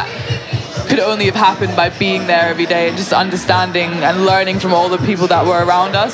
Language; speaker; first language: English; native; English